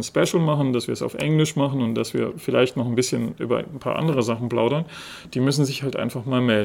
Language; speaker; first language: German; native; German